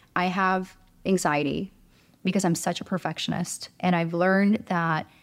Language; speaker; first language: English; early bilingual, other home language; Romanian